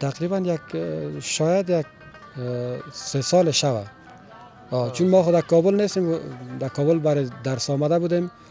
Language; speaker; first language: Persian; native; Persian